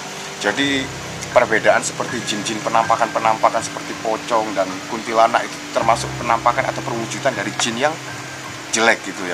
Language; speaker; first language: Indonesian; native; Indonesian